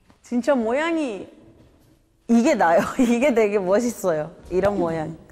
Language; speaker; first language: Korean; non-native, fluent; Spanish